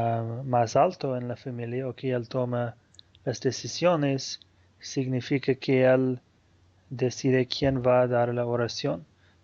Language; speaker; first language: Spanish; non-native, fluent; Portuguese